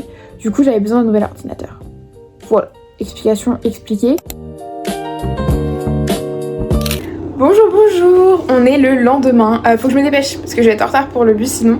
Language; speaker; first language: French; native; French